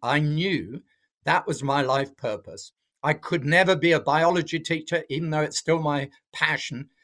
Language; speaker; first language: English; native; English